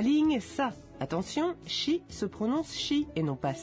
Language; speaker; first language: French; native; French